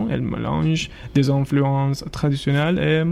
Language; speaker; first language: French; non-native, learner; Turkish